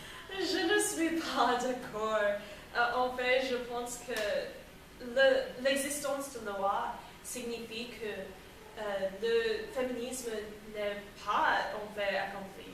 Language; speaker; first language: French; non-native, learner; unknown